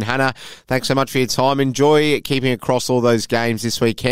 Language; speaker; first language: English; native; English